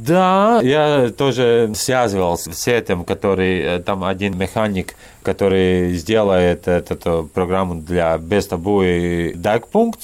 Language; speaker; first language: Russian; non-native, learner; Latvian